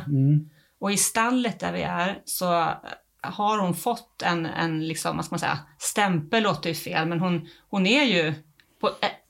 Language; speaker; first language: Swedish; native; Swedish